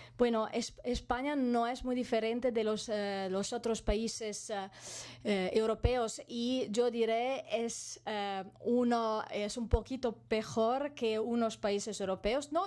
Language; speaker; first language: Spanish; non-native, fluent; Italian